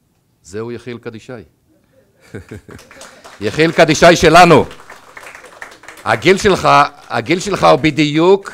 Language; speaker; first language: Hebrew; native; Hebrew